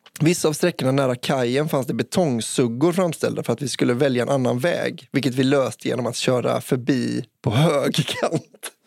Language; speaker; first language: Swedish; native; Swedish